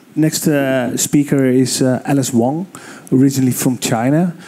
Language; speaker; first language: English; non-native, fluent; Dutch